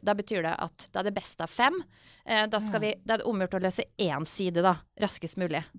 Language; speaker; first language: Norwegian; native; Norwegian